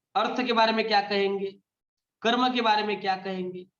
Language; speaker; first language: Hindi; non-native, local second language; Marathi